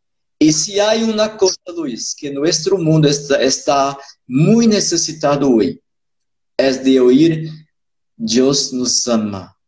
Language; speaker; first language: Spanish; non-native, fluent; Portuguese